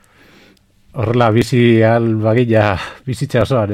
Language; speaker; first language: Basque; native; Basque